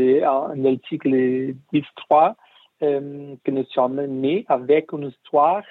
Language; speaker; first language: French; non-native, learner; Portuguese